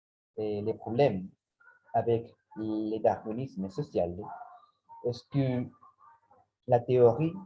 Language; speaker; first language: French; non-native, learner; Spanish